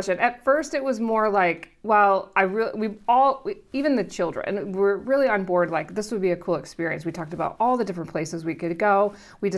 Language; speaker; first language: English; native; English